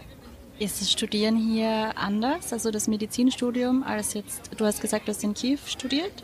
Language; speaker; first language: German; native; German